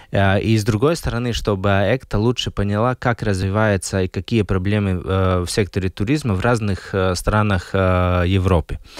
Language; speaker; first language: Russian; non-native, local second language; Latvian